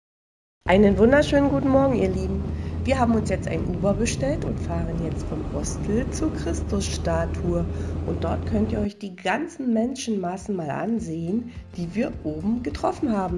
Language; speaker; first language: German; native; German